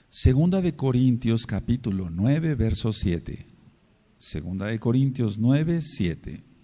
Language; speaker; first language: Spanish; native; Spanish